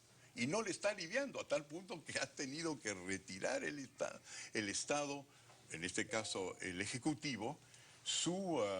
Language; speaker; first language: Spanish; native; Spanish